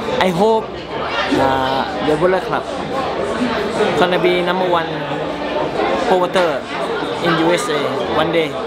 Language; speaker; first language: English; non-native, learner; Thai